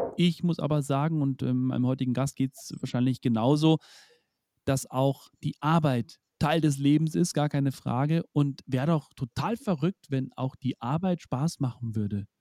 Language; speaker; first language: German; native; German